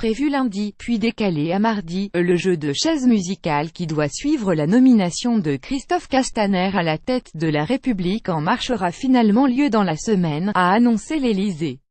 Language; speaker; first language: French; native; French